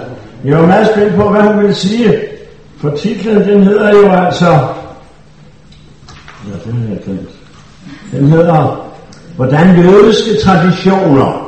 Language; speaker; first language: Danish; native; Danish